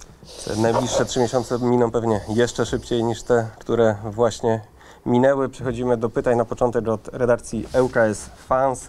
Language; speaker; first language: Polish; native; Polish